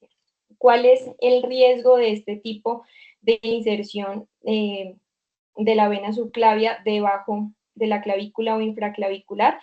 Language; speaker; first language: Spanish; native; Spanish